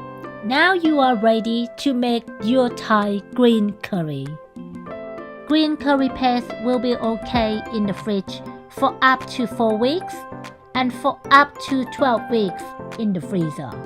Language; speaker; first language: English; non-native, fluent; Thai